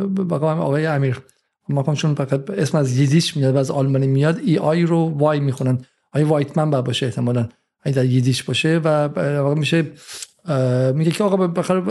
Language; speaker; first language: Persian; native; Persian